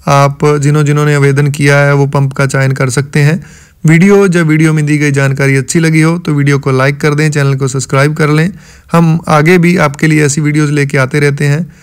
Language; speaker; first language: Hindi; non-native, local second language; Punjabi